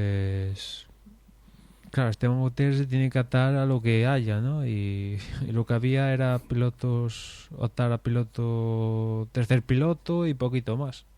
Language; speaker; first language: Spanish; native; Spanish